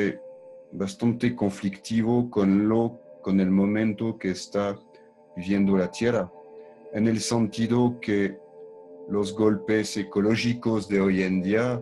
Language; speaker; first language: Spanish; non-native, fluent; French